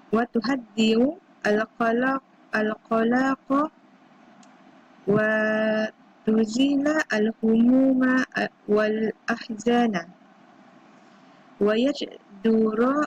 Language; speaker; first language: Arabic; non-native, learner; Malay